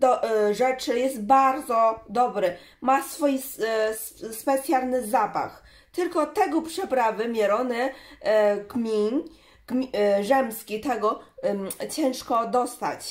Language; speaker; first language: Polish; non-native, learner; Chinese